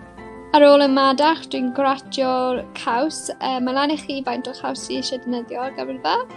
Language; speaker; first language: Welsh; non-native, local second language; English